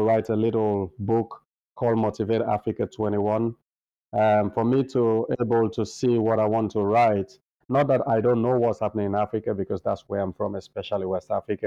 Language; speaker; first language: English; non-native, local second language; Krio